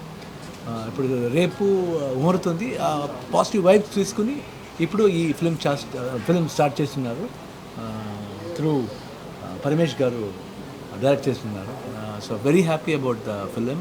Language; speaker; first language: Telugu; non-native, learner; Kannada